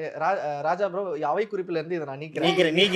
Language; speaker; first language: Tamil; native; Tamil